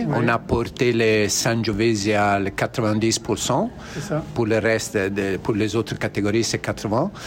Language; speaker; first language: French; non-native, learner; Italian